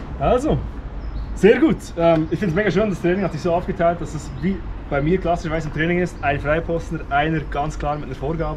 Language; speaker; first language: German; native; German